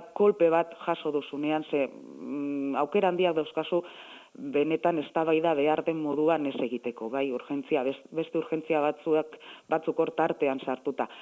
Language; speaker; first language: Basque; native; Basque